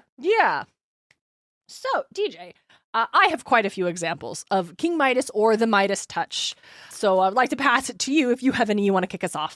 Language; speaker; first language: English; native; English